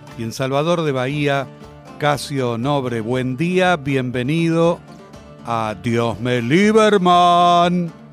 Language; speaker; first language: Spanish; native; Spanish